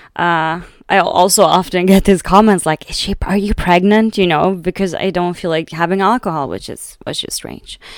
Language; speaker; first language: English; non-native, fluent; Swedish